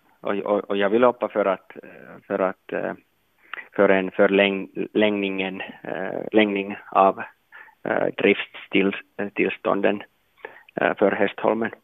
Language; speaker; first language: Swedish; non-native, local second language; Finnish